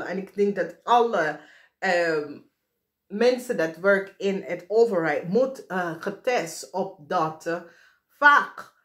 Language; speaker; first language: Dutch; non-native, fluent; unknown